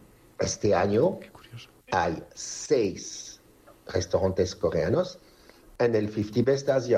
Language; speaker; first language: Spanish; non-native, fluent; Korean